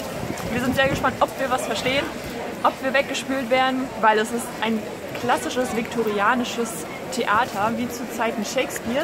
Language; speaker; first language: German; native; German